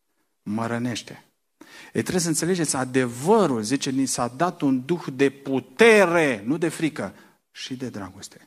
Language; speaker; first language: Romanian; native; Romanian